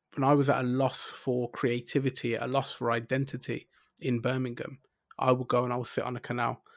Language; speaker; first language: English; native; English